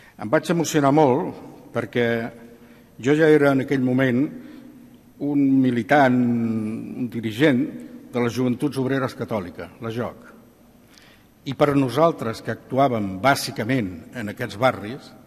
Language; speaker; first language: Catalan; non-native, local second language; Spanish